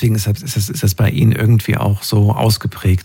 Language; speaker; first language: German; native; German